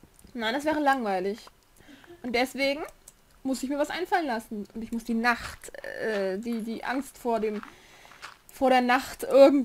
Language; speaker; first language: German; native; German